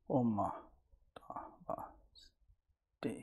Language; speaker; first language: Finnish; non-native, learner; English